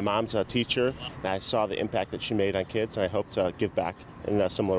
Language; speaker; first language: English; native; English